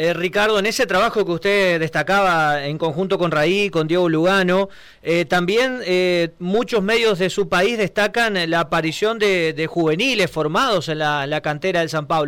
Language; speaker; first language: Spanish; native; Spanish